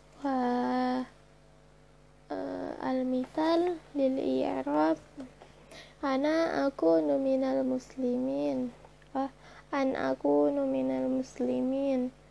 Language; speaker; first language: Arabic; non-native, learner; Indonesian